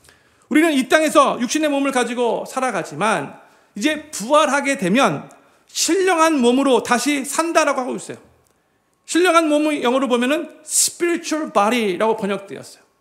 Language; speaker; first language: Korean; native; Korean